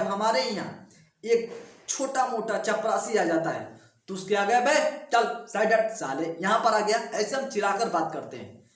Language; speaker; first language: Hindi; native; Hindi